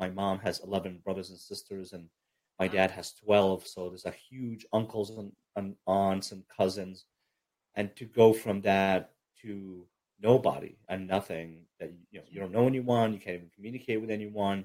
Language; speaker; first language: English; early bilingual, other home language; Arabic